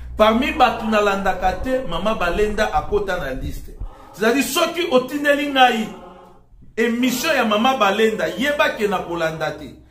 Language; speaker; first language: Lingala; native; Lingala